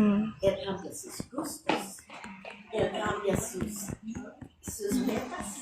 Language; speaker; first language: Spanish; non-native, fluent; English